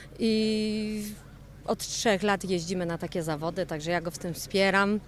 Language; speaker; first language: Polish; native; Polish